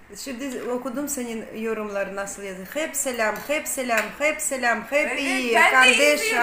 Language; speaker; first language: Turkish; non-native, learner; Russian